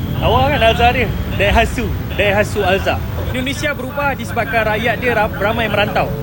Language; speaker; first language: Malay; native; Malay